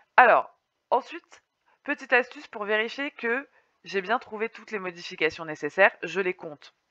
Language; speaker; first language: French; native; French